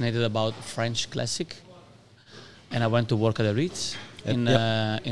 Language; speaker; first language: English; non-native, fluent; Italian